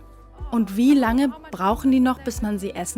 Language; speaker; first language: German; native; German